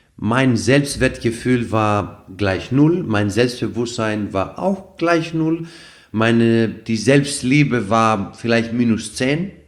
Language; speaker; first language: German; non-native, fluent; Greek